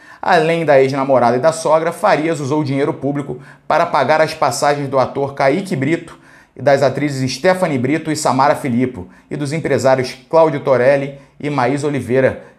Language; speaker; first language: Portuguese; native; Portuguese